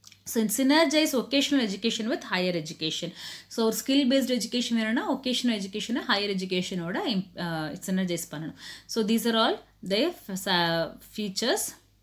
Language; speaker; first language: English; non-native, local second language; Tamil